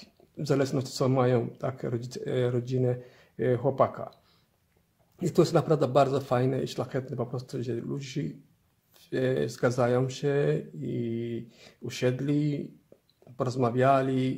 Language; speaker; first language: Polish; non-native, fluent; Somali